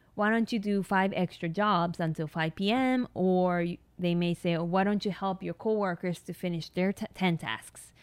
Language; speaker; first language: English; non-native, fluent; Japanese